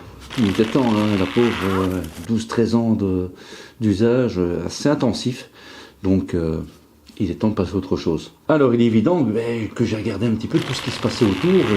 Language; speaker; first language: French; native; French